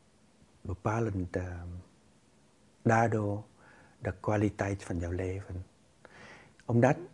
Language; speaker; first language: Dutch; non-native, fluent; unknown